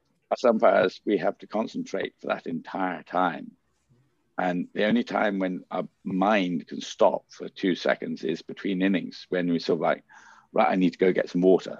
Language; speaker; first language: English; native; English